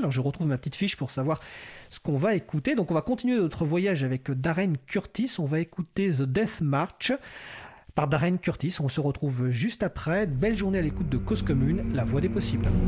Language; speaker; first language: French; native; French